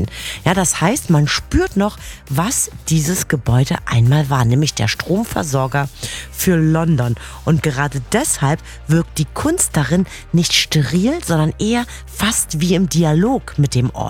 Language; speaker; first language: German; native; German